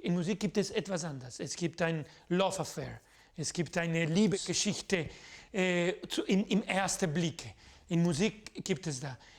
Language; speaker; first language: German; non-native, fluent; Spanish